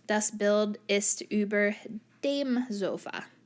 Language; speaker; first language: German; non-native, fluent; English